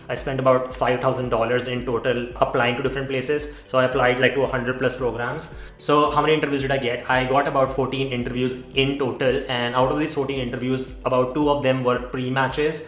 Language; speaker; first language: English; non-native, local second language; Hindi